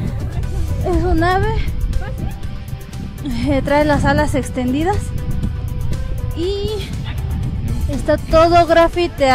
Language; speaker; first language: Spanish; native; Spanish